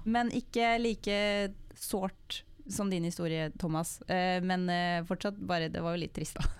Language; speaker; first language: Norwegian; native; Norwegian